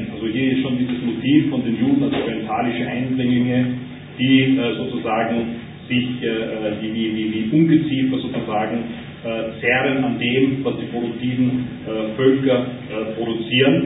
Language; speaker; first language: German; native; German